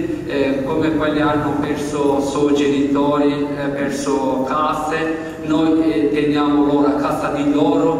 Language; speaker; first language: Italian; non-native, learner; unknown